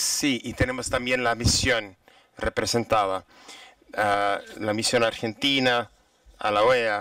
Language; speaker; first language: Spanish; non-native, fluent; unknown